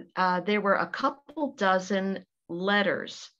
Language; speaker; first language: English; native; English